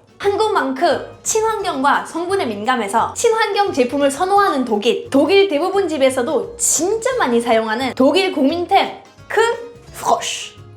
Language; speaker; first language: Korean; non-native, fluent; German